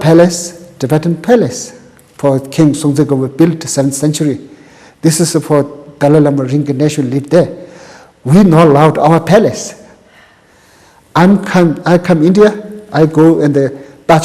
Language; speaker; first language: English; non-native, local second language; Tibetan